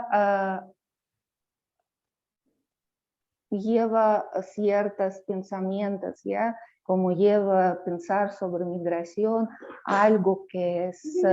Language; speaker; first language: Spanish; non-native, learner; Russian